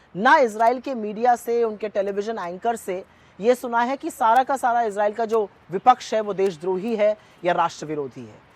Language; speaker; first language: Hindi; native; Hindi